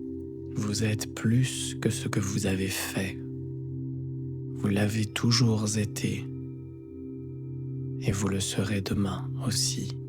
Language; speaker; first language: French; native; French